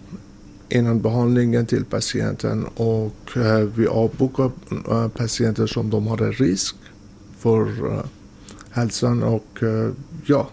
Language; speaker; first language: Swedish; non-native, learner; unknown